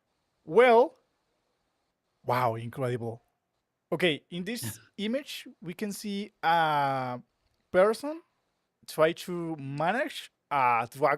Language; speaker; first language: English; non-native, learner; Spanish